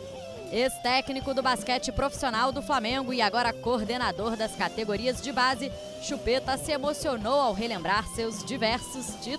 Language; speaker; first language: Portuguese; native; Portuguese